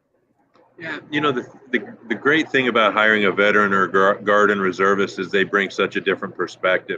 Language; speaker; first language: English; native; English